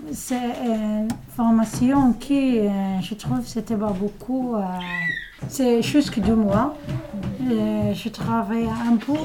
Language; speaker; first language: French; non-native, learner; Arabic